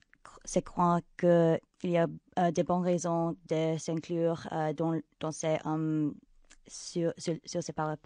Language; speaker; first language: French; non-native, local second language; English